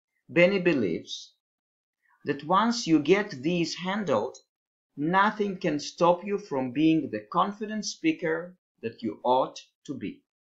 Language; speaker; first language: English; non-native, fluent; Hebrew